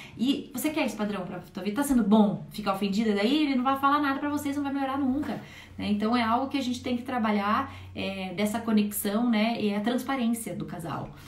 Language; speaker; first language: Portuguese; native; Portuguese